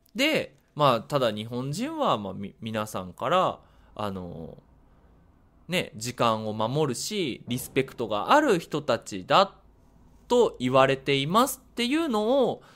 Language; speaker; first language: Japanese; native; Japanese